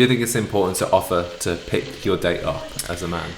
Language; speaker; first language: English; native; English